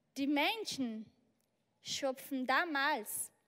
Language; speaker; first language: German; non-native, fluent; Portuguese